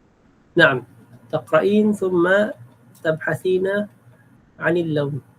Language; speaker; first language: Arabic; non-native, fluent; Filipino